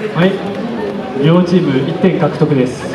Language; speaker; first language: Japanese; non-native, fluent; French